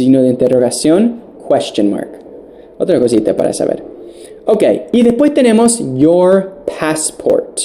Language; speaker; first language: Spanish; non-native, fluent; English